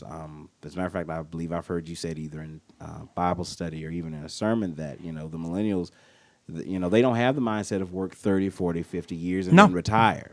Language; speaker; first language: English; native; English